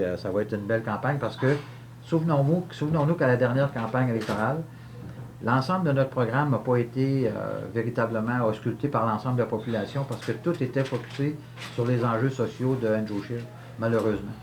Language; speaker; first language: French; native; French